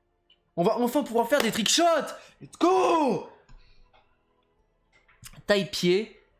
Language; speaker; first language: French; native; French